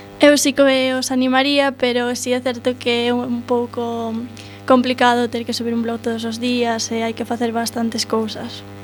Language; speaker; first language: Galician; non-native, local second language; Spanish